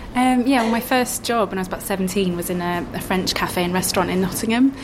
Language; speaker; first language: English; native; English